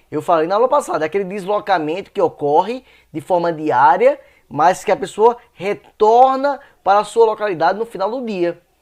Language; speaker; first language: Portuguese; native; Portuguese